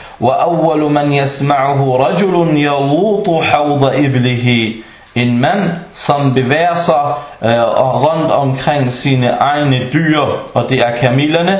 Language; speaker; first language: Danish; early bilingual, other home language; Arabic